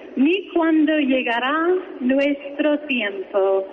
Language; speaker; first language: Spanish; non-native, fluent; English